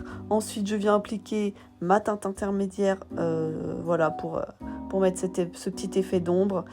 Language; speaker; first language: French; native; French